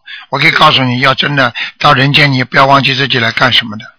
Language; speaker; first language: Chinese; native; Chinese